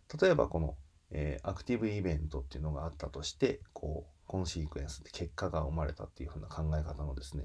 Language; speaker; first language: Japanese; native; Japanese